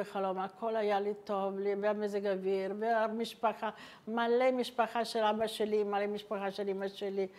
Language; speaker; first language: Hebrew; non-native, fluent; Italian